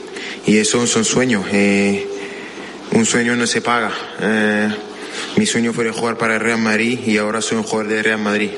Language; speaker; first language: Spanish; non-native, fluent; French